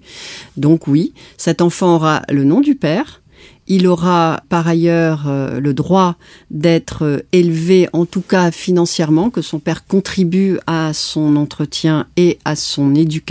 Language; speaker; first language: French; native; French